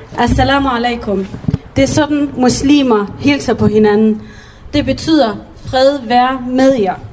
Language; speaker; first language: Danish; early bilingual, other home language; Arabic